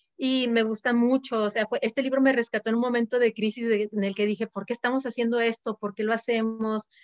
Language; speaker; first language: Spanish; native; Spanish